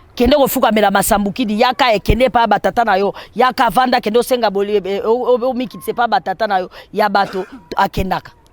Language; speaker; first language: Lingala; native; Lingala